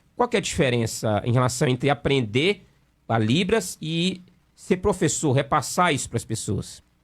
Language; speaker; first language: Portuguese; native; Portuguese